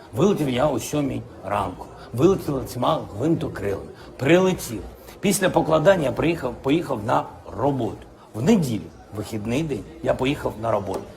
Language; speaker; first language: Ukrainian; non-native, local second language; Russian